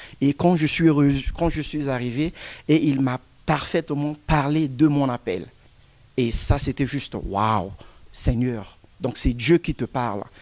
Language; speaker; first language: French; non-native, local second language; Lingala